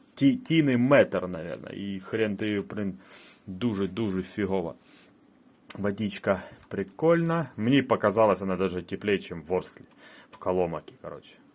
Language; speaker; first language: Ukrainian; non-native, local second language; Russian